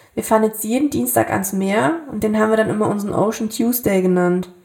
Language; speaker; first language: German; native; German